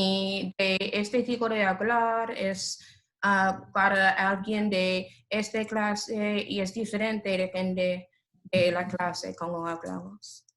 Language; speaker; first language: Spanish; non-native, learner; English